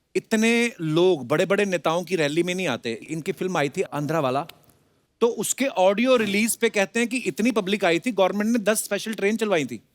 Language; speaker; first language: Hindi; non-native, local second language; Punjabi